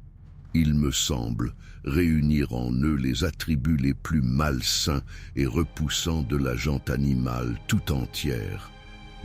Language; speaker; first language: French; native; French